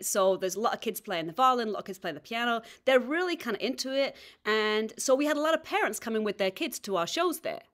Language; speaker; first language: English; native; English